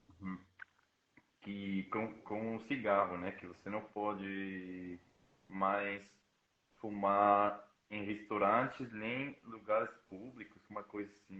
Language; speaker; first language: Portuguese; non-native, fluent; Spanish